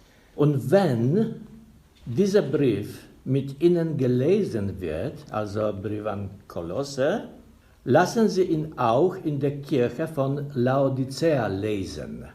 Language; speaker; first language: German; non-native, fluent; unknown